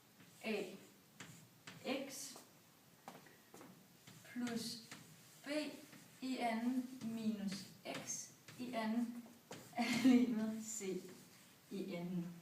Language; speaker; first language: Danish; native; Danish